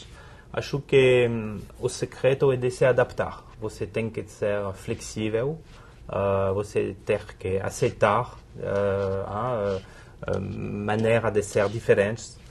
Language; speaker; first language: Portuguese; non-native, fluent; French